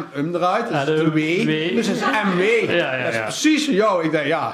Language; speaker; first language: Dutch; native; Dutch